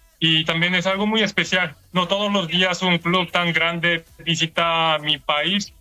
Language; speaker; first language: Spanish; non-native, learner; Korean